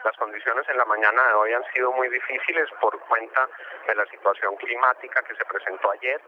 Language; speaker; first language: Spanish; native; Spanish